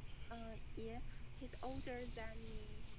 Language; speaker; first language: English; non-native, learner; Chinese